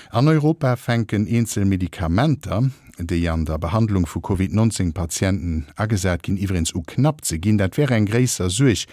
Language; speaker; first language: Luxembourgish; native; Luxembourgish